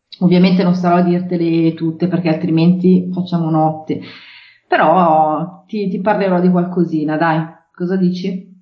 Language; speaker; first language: Italian; native; Italian